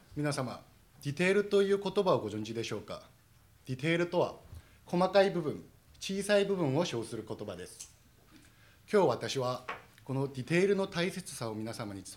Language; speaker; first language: Japanese; non-native, fluent; Korean